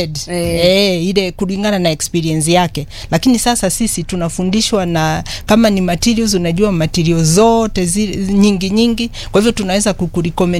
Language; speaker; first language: Swahili; non-native, local second language; Kikuyu